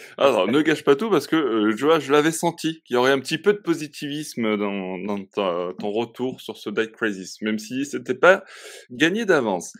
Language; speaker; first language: French; native; French